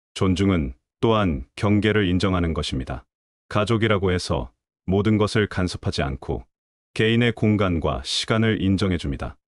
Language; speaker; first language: Korean; native; Korean